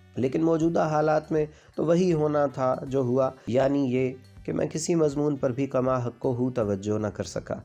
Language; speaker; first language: Urdu; non-native, local second language; Punjabi